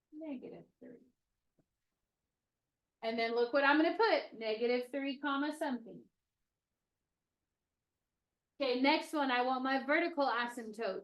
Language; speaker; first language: English; native; English